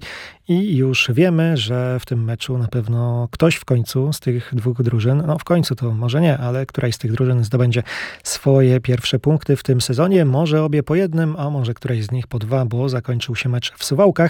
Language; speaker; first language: Polish; native; Polish